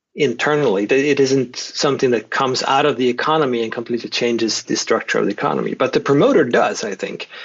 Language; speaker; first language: English; non-native, fluent; Swedish